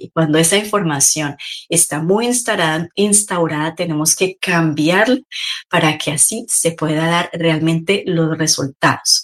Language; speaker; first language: Spanish; native; Spanish